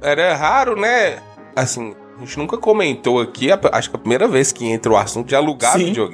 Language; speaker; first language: Portuguese; native; Portuguese